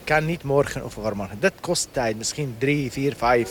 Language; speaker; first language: Dutch; non-native, learner; Arabic